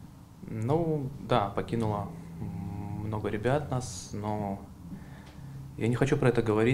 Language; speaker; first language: Russian; native; Russian